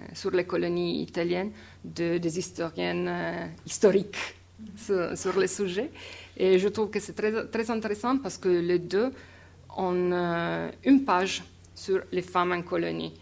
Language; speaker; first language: French; non-native, fluent; Italian